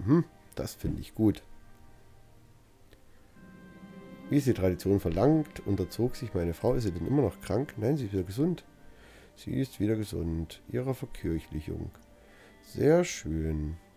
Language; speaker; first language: German; native; German